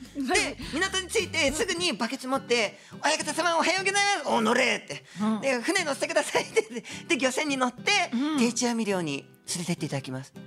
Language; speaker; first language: Japanese; native; Japanese